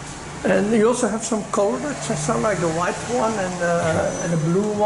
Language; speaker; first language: English; non-native, fluent; Dutch